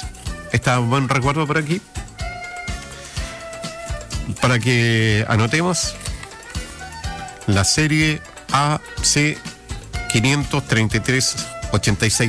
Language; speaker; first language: Spanish; native; Spanish